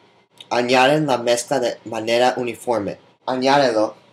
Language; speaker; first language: Spanish; non-native, learner; English